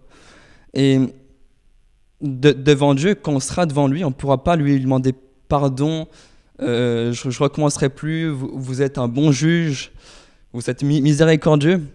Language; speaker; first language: French; native; French